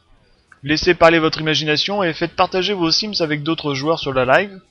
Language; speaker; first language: French; native; French